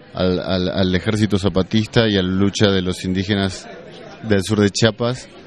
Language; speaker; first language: Spanish; native; Spanish